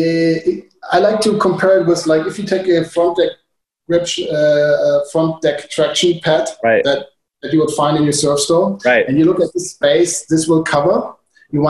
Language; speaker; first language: English; non-native, fluent; German